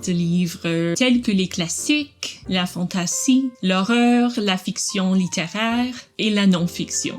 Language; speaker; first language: French; non-native, learner; English